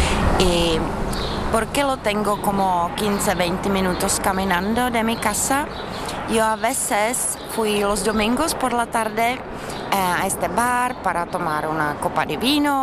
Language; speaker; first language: Spanish; non-native, fluent; Czech